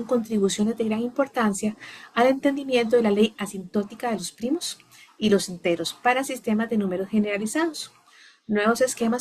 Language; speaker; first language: Spanish; native; Spanish